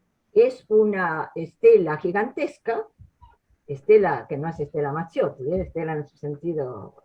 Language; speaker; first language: Spanish; native; Spanish